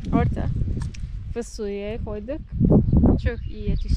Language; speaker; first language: Turkish; non-native, learner; English